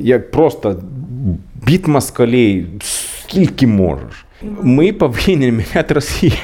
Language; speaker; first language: Ukrainian; non-native, learner; Swedish